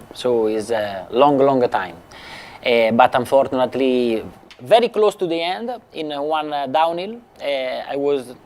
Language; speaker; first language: English; non-native, fluent; Italian